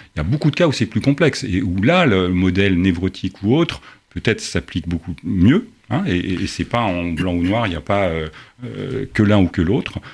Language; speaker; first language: French; native; French